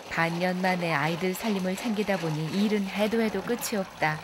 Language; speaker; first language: Korean; native; Korean